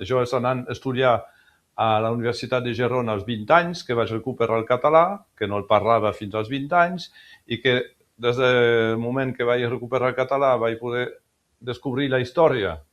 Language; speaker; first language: Catalan; early bilingual, heritage; French